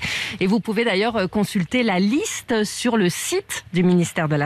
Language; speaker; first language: French; native; French